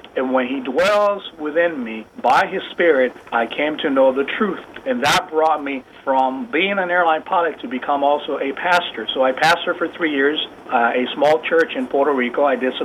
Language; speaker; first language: English; non-native, fluent; Spanish